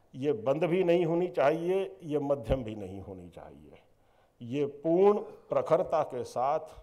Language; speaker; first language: Hindi; native; Hindi